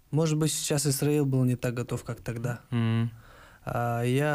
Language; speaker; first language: Russian; native; Russian